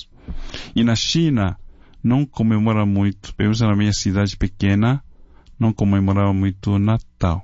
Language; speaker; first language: Portuguese; non-native, fluent; Chinese